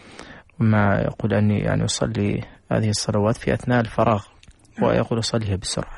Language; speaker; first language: Arabic; native; Arabic